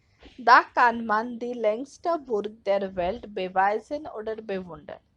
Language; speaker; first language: German; non-native, fluent; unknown